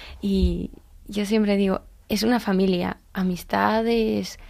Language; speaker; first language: Spanish; non-native, learner; Georgian